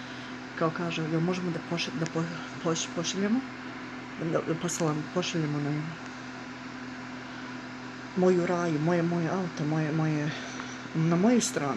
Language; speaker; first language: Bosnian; early bilingual, heritage; Bosnian